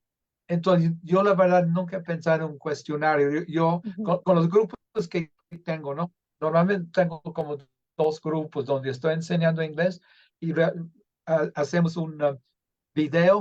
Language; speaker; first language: Spanish; non-native, fluent; English